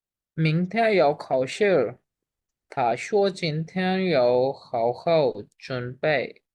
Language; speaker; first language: Chinese; non-native, learner; Urdu